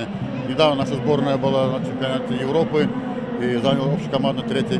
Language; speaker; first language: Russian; native; Russian